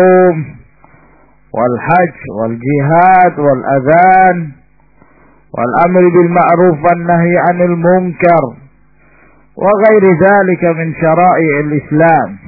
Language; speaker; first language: Arabic; non-native, fluent; Indonesian